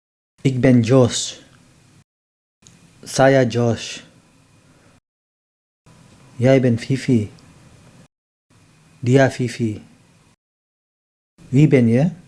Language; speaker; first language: Dutch; non-native, fluent; Indonesian